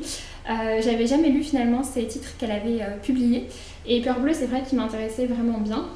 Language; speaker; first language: French; native; French